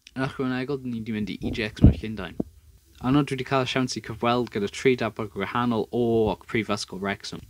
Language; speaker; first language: Welsh; non-native, local second language; English